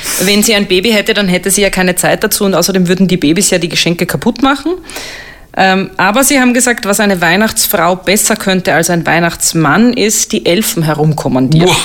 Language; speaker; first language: German; native; German